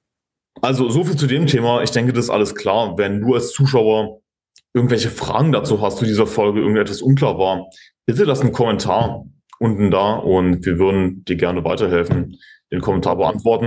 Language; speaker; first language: German; native; German